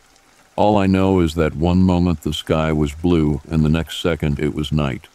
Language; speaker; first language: English; native; English